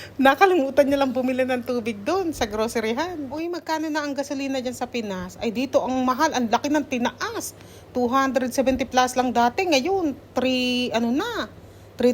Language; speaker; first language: Filipino; native; Filipino